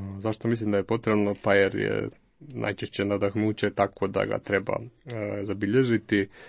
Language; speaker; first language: Croatian; native; Croatian